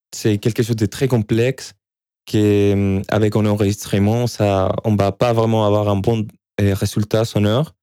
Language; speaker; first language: French; non-native, fluent; Spanish